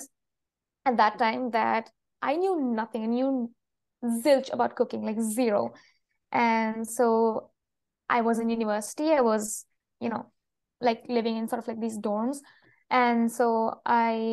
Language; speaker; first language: English; non-native, local second language; Malayalam